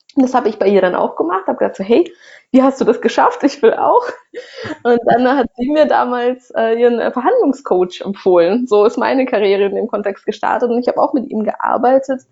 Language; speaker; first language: German; non-native, fluent; Russian